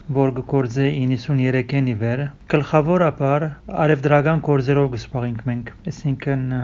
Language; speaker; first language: Armenian; early bilingual, heritage; Armenian